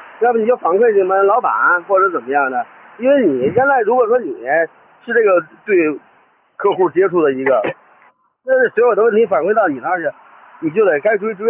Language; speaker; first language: Chinese; native; Chinese